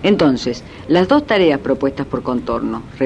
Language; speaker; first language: Spanish; native; Spanish